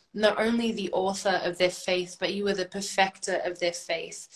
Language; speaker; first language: English; native; English